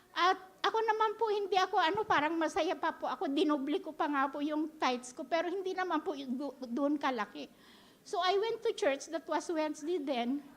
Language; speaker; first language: Filipino; native; Filipino